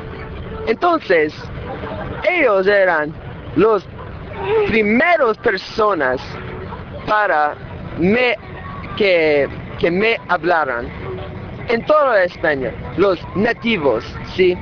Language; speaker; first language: Spanish; non-native, learner; English